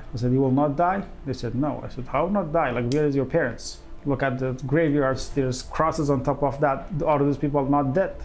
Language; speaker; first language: English; non-native, fluent; Persian